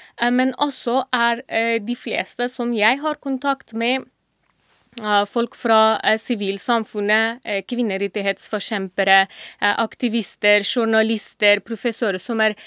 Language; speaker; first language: Norwegian; non-native, fluent; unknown